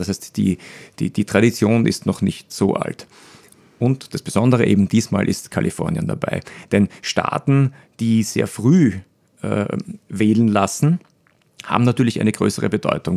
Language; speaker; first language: German; native; German